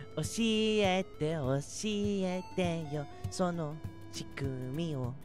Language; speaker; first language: Japanese; non-native, learner; English